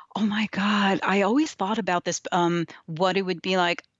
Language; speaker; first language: English; early bilingual, other home language; Yiddish